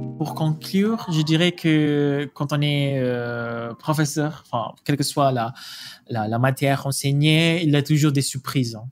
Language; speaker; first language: French; non-native, fluent; Malay